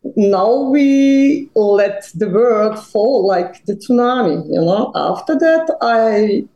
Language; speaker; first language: English; non-native, fluent; Serbian